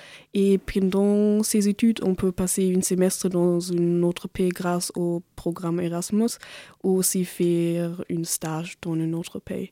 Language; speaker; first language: French; non-native, learner; German